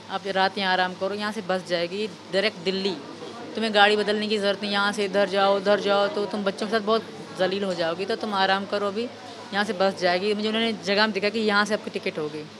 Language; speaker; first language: Urdu; non-native, local second language; Sindhi